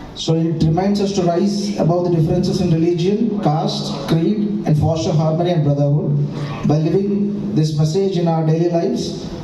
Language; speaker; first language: English; non-native, local second language; Telugu